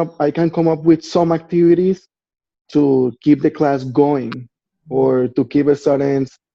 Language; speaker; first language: English; non-native, fluent; Spanish